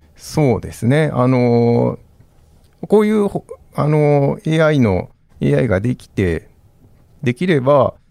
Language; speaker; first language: Japanese; native; Japanese